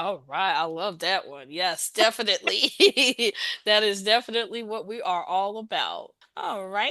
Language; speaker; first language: English; native; English